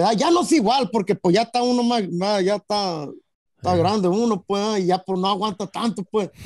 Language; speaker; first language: Spanish; early bilingual, heritage; Spanish